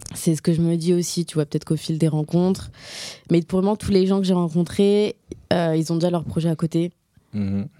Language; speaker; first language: French; native; French